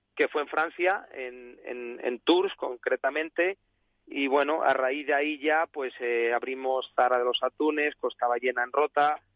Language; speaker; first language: Spanish; native; Spanish